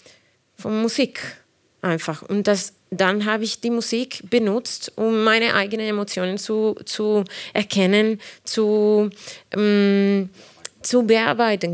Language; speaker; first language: German; non-native, fluent; Spanish